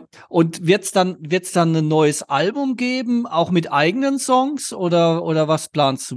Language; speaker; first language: German; native; German